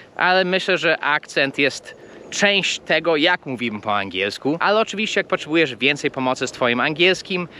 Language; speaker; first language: Polish; early bilingual, heritage; Polish